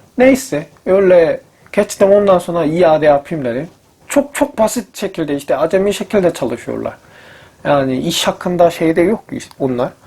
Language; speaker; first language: Turkish; non-native, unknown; Korean